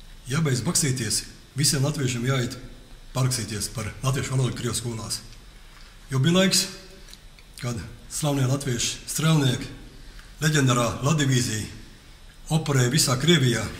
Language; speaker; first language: Latvian; native; Latvian